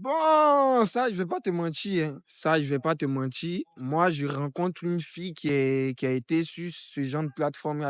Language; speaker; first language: French; non-native, fluent; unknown